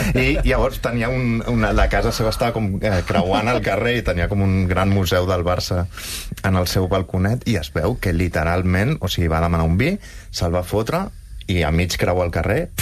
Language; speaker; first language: Catalan; native; Catalan